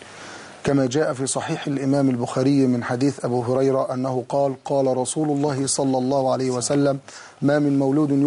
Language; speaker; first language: Arabic; native; Arabic